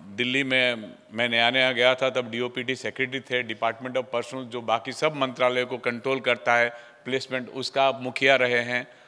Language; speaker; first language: Hindi; non-native, local second language; Odia